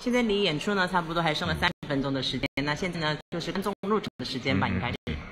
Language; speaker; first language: Chinese; native; Chinese